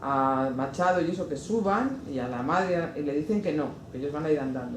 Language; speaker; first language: Spanish; native; Spanish